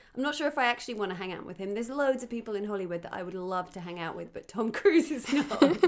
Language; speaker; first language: English; native; English